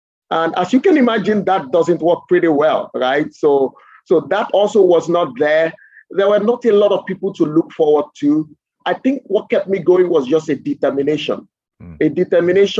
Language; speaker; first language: English; non-native, local second language; Yoruba